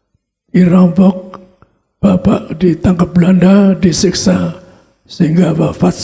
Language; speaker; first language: Indonesian; native; Indonesian